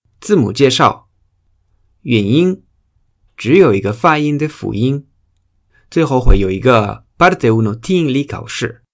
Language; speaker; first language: Chinese; non-native, fluent; Spanish